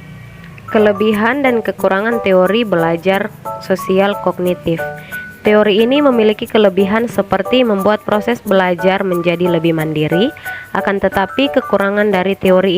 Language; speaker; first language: Indonesian; native; Indonesian